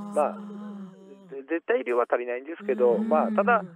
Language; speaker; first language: Japanese; native; Japanese